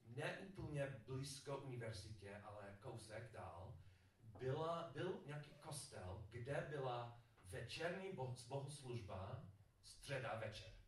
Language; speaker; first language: Czech; non-native, learner; English